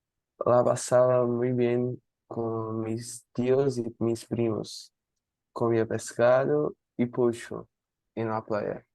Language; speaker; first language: Spanish; non-native, learner; Portuguese